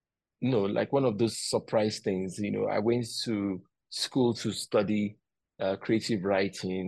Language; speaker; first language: English; non-native, local second language; Yoruba